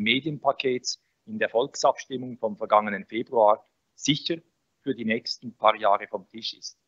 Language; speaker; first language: German; native; German